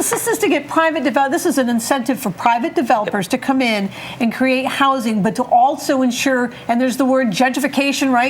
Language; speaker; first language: English; native; English